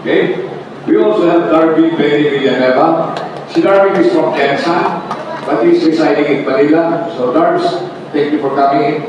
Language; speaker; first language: English; non-native, local second language; Bikol